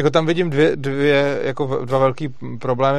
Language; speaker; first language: Czech; native; Czech